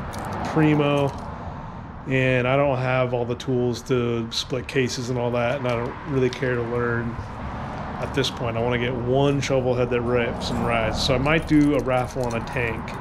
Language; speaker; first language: English; native; English